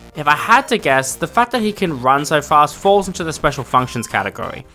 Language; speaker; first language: English; native; English